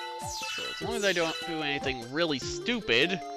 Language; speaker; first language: English; native; English